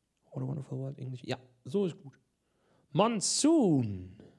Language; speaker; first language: German; native; German